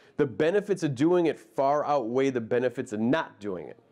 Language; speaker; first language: English; native; English